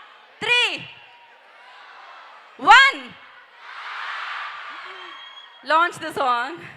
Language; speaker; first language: Telugu; native; Telugu